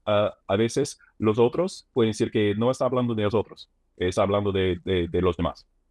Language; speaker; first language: Spanish; non-native, fluent; English